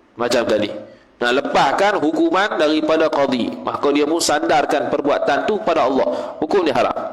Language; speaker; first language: Malay; native; Malay